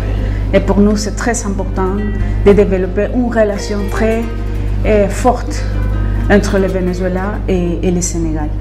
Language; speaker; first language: French; non-native, fluent; Spanish